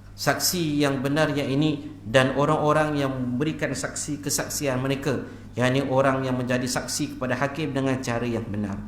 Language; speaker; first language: Malay; native; Malay